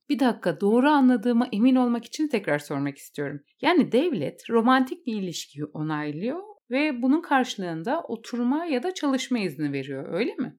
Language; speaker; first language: Turkish; native; Turkish